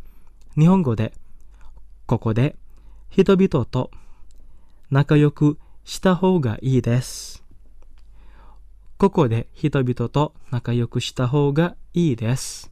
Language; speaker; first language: Japanese; non-native, fluent; Indonesian